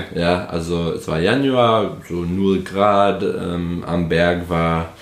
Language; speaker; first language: German; non-native, fluent; English